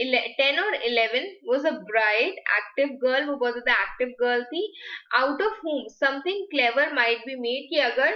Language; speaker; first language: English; non-native, local second language; Hindi